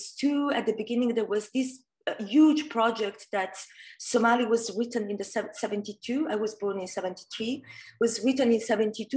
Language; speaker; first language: English; non-native, fluent; Italian